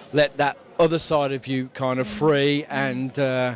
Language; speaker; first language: English; native; English